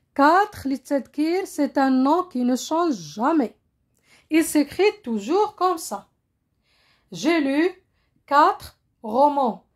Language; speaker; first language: French; non-native, local second language; Arabic